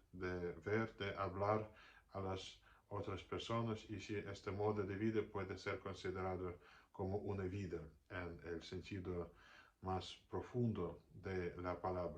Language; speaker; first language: Spanish; non-native, fluent; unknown